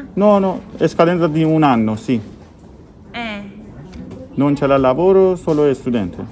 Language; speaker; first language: Italian; non-native, learner; Persian